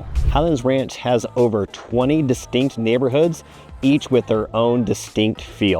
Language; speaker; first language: English; native; English